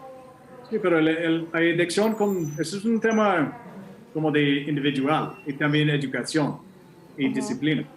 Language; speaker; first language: Spanish; non-native, fluent; English